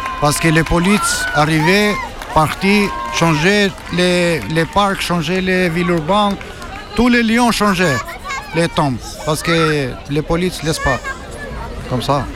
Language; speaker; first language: French; non-native, learner; Albanian